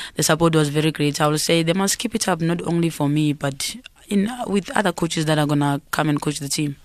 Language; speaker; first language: English; non-native, local second language; Zulu